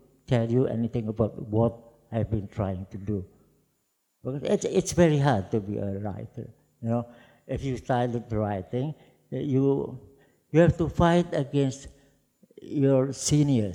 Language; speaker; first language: English; non-native, fluent; Javanese